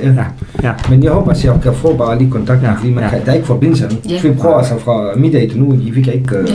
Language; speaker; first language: Danish; non-native, fluent; Kurdish